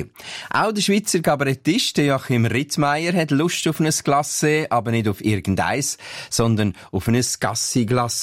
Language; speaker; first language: German; native; German